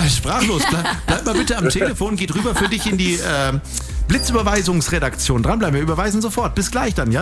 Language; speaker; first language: German; native; German